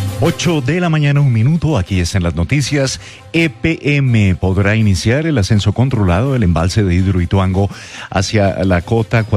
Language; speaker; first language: Spanish; native; Spanish